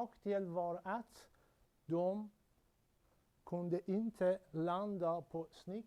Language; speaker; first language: Swedish; non-native, learner; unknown